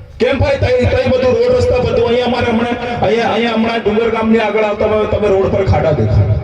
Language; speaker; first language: Gujarati; non-native, local second language; Rathawi